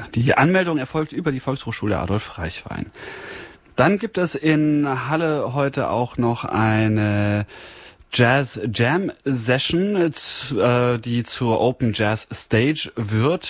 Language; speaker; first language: German; native; German